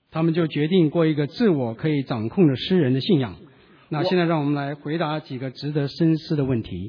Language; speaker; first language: Chinese; native; Chinese